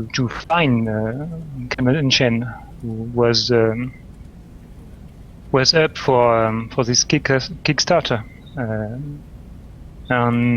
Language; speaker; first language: English; non-native, learner; French